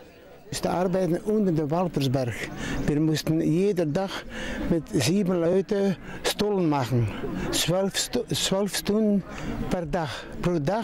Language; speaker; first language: German; non-native, fluent; French